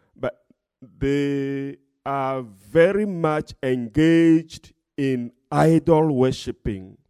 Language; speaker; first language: English; non-native, fluent; Ewe